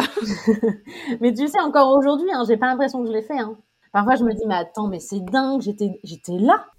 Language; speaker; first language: French; native; French